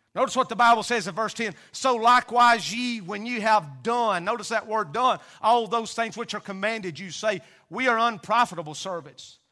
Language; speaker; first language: English; native; English